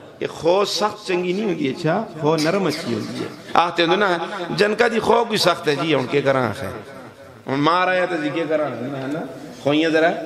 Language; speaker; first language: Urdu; non-native, local second language; Northern Hindko